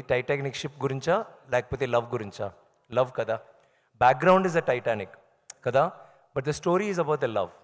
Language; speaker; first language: Telugu; non-native, learner; Tamil